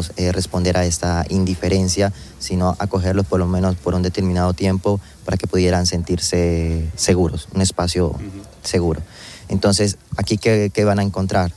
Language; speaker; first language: Spanish; native; Spanish